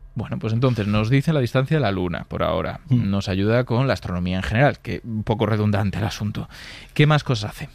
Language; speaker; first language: Spanish; native; Spanish